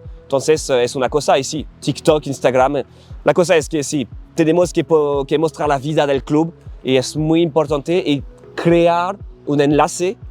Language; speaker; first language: Spanish; non-native, learner; French